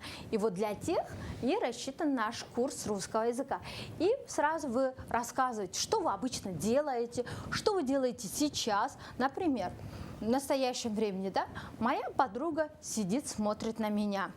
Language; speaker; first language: Russian; non-native, local second language; Kyrgyz